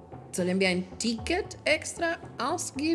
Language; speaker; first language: German; non-native, fluent; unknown